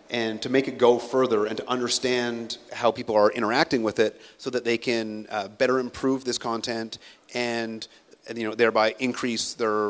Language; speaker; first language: English; native; English